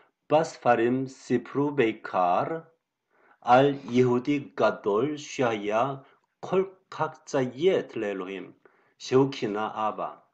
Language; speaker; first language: Hebrew; non-native, fluent; Korean